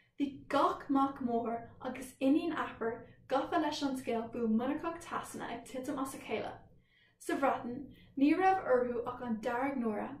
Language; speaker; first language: Irish; non-native, local second language; English